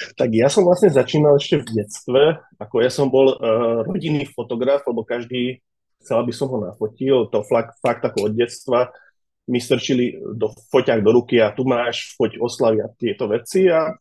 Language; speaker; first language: Slovak; non-native, local second language; Hungarian